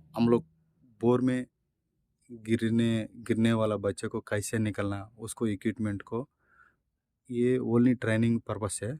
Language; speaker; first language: Hindi; non-native, local second language; Telugu